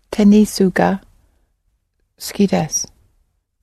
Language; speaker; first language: Japanese; non-native, learner; English